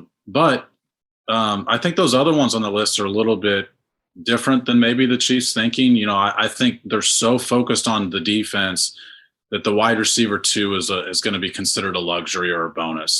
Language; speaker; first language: English; native; English